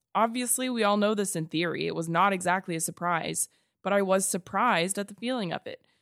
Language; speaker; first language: English; native; English